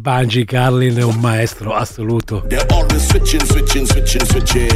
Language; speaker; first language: Italian; native; Italian